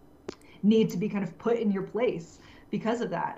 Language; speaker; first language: English; native; English